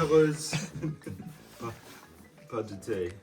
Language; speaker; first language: French; non-native, learner; English